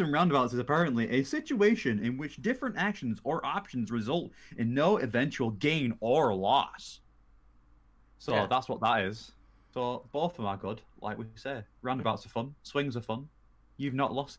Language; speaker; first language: English; native; English